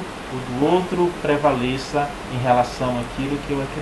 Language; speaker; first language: Portuguese; native; Portuguese